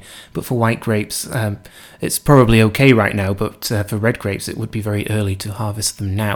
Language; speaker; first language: English; native; English